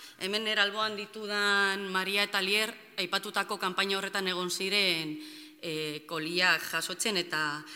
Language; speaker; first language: Basque; non-native, local second language; Spanish